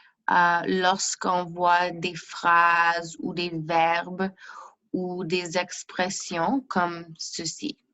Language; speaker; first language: French; non-native, fluent; English